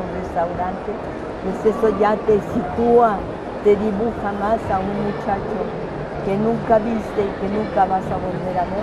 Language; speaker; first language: Spanish; early bilingual, other home language; French